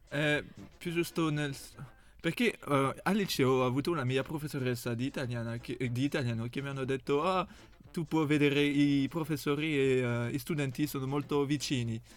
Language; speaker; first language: Italian; non-native, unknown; French